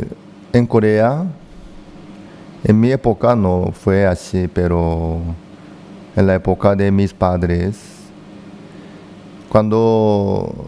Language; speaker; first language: Spanish; non-native, fluent; Korean